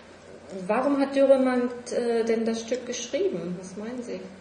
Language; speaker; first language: German; native; German